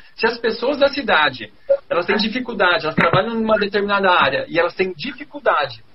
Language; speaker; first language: Portuguese; native; Portuguese